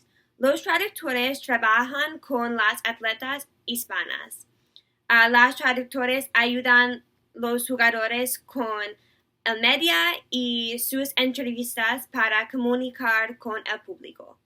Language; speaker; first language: Spanish; non-native, learner; English